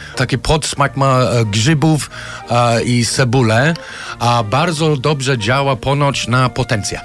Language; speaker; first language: Polish; non-native, fluent; English